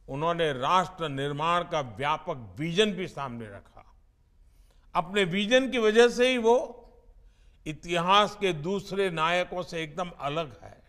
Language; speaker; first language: Hindi; non-native, local second language; Gujarati